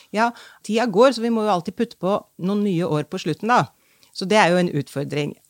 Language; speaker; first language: Norwegian; native; Norwegian